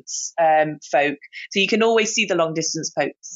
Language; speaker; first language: English; native; English